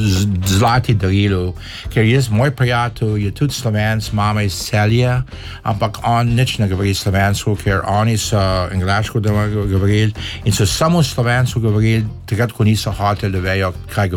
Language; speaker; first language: Slovenian; early bilingual, heritage; Slovenian